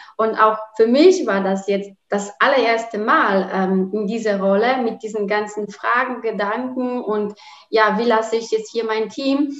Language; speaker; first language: German; non-native, fluent; Polish